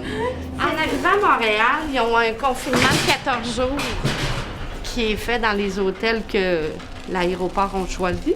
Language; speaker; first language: French; native; French